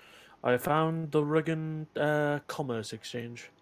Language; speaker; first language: English; native; English